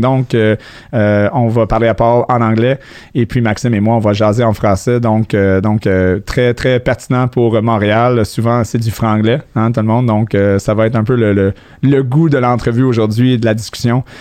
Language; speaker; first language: French; native; French